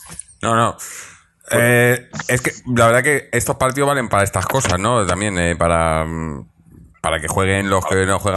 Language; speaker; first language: Spanish; native; Spanish